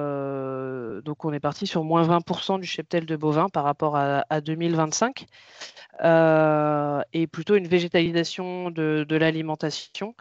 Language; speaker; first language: French; native; French